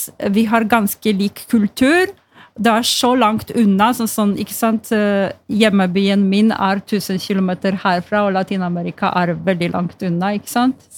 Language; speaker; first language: Norwegian; non-native, fluent; Polish